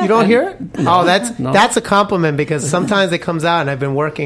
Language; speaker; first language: English; native; English